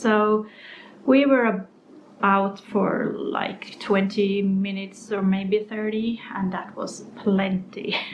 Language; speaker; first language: English; non-native, fluent; Norwegian